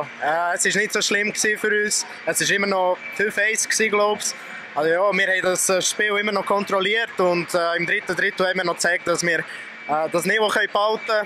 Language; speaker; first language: German; non-native, fluent; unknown